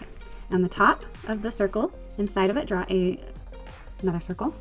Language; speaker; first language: English; native; English